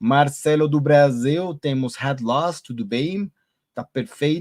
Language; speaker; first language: Portuguese; non-native, learner; Spanish